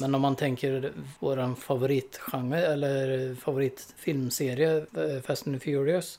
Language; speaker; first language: Swedish; native; Swedish